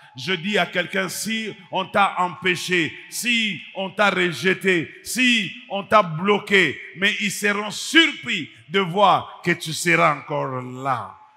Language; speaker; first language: French; native; French